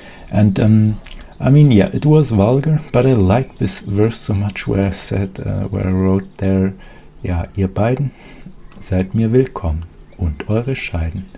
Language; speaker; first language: English; non-native, fluent; German